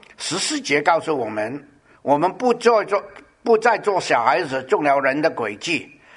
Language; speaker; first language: Chinese; non-native, local second language; Cantonese